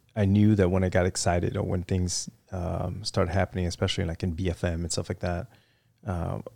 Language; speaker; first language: English; non-native, fluent; French